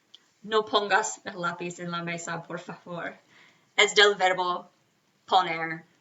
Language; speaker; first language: Spanish; non-native, fluent; English